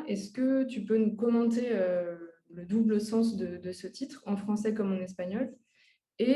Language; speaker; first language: French; native; French